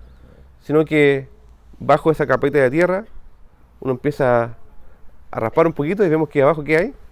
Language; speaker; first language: Spanish; native; Spanish